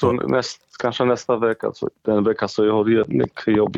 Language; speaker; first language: Swedish; non-native, fluent; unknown